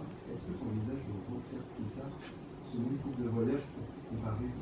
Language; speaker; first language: French; native; French